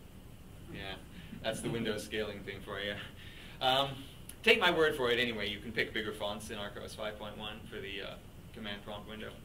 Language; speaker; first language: English; native; English